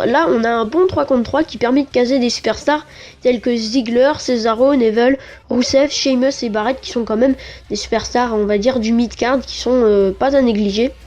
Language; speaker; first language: French; native; French